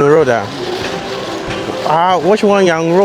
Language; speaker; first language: Chinese; non-native, learner; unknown